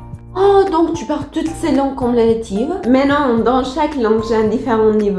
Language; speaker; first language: French; non-native, learner; Persian